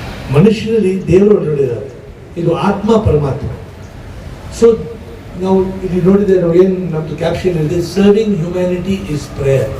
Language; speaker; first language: Kannada; non-native, local second language; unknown